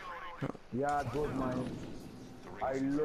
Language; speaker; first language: English; non-native, learner; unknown